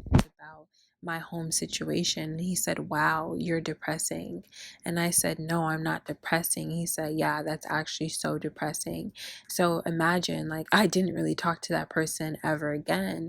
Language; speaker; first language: English; early bilingual, other home language; Spanish